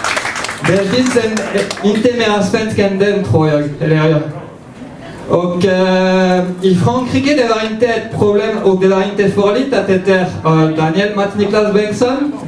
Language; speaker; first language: Swedish; non-native, fluent; French